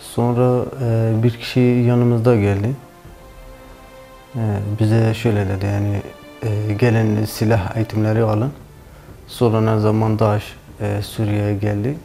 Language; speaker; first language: Turkish; non-native, learner; Kurdish